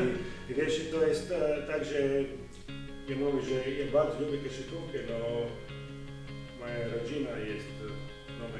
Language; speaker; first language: Polish; non-native, learner; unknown